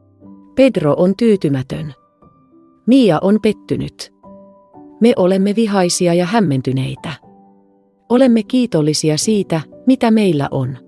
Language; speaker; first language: Finnish; non-native, fluent; Vietnamese